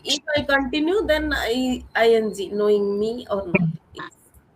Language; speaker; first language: English; non-native, learner; Odia